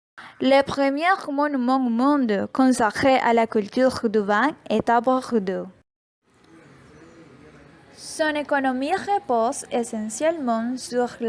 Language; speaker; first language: French; non-native, learner; Spanish